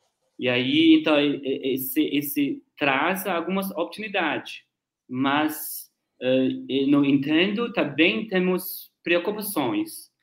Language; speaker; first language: Portuguese; non-native, learner; Chinese